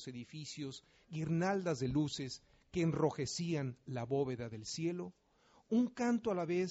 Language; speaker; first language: Spanish; native; Spanish